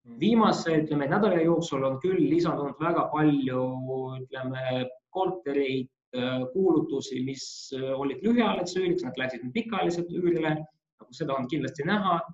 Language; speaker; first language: Estonian; non-native, local second language; Russian